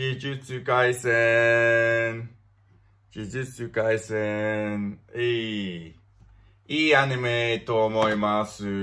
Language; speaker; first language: Japanese; non-native, learner; English